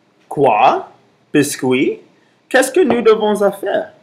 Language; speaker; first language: French; non-native, learner; English